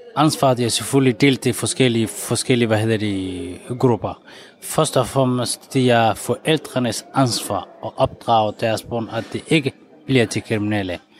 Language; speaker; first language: Danish; non-native, fluent; Somali